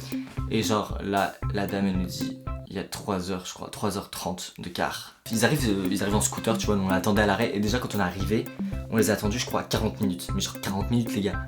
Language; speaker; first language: French; native; French